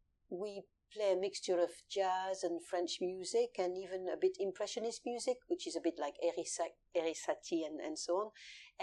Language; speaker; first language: English; early bilingual, other home language; French